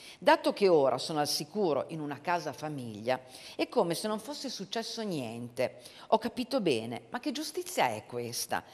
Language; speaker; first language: Italian; native; Italian